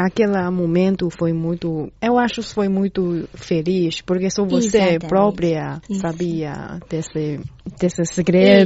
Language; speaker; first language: Portuguese; non-native, fluent; Chinese